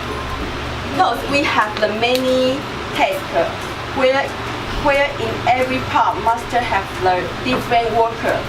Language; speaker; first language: English; non-native, learner; Chinese